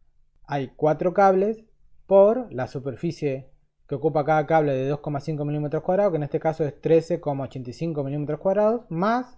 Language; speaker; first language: Spanish; native; Spanish